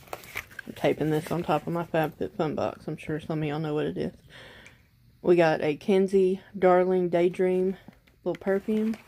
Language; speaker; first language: English; native; English